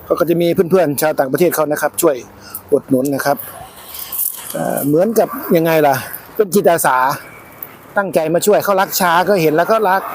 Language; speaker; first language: Thai; native; Thai